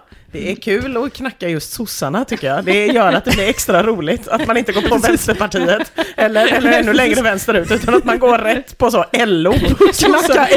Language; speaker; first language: Swedish; native; Swedish